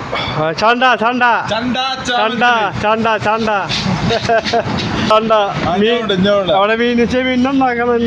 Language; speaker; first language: Malayalam; non-native, local second language; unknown